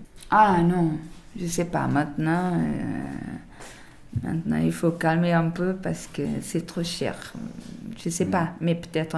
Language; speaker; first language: French; non-native, learner; Portuguese